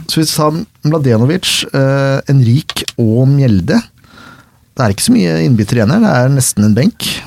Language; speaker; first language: Norwegian; native; Norwegian